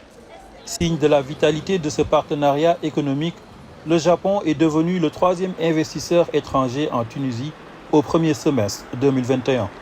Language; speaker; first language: French; native; French